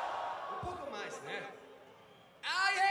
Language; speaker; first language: Portuguese; non-native, learner; Italian